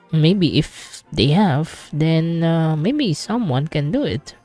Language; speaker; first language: English; non-native, local second language; Filipino